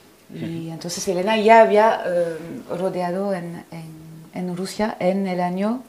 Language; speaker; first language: Spanish; non-native, fluent; French